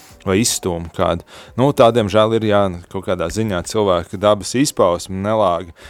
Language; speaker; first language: Latvian; native; Latvian